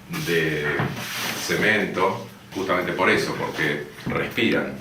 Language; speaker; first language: Spanish; native; Spanish